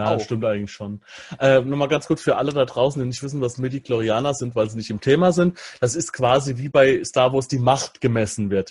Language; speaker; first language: German; native; German